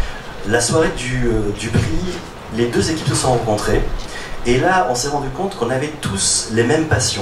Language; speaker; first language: French; native; French